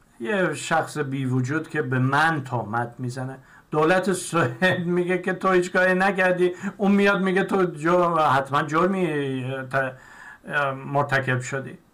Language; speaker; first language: Persian; native; Persian